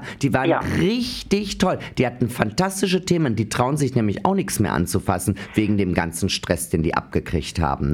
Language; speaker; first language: German; native; German